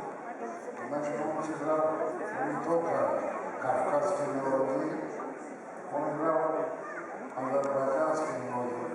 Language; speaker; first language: Russian; non-native, fluent; Azerbaijani